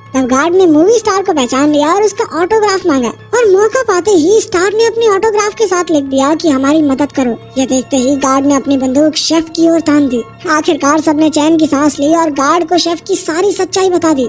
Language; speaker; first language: Hindi; native; Hindi